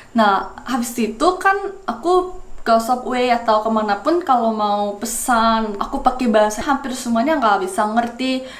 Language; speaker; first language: Indonesian; non-native, fluent; Korean